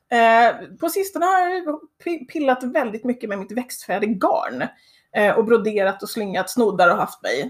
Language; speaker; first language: Swedish; native; Swedish